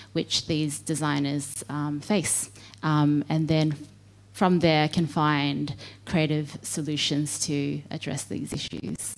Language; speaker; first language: English; native; English